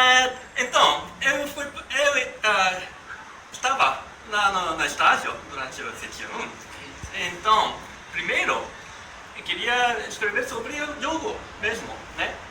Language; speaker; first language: Portuguese; non-native, learner; Japanese